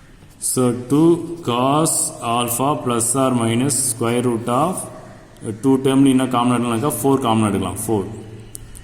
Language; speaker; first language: Tamil; native; Tamil